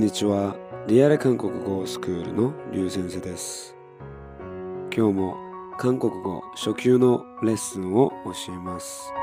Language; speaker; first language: Japanese; non-native, fluent; Korean